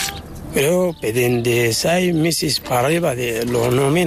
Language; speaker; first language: Spanish; non-native, learner; Arabic